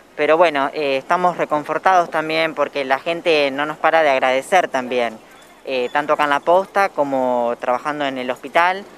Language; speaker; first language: Spanish; native; Spanish